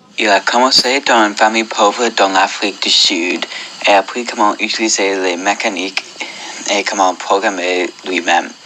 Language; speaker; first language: French; non-native, local second language; English